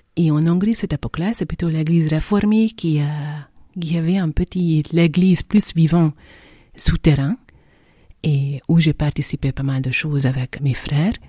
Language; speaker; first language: French; non-native, fluent; Hungarian